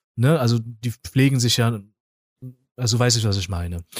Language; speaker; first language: German; non-native, fluent; Korean